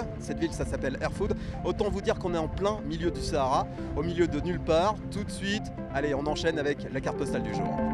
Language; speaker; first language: French; native; French